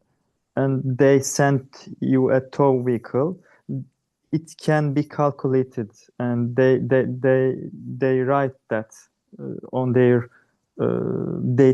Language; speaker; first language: English; non-native, learner; Turkish